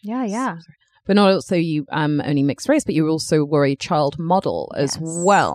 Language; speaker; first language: English; native; English